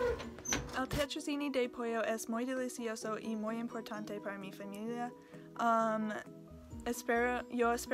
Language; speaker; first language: Spanish; non-native, learner; English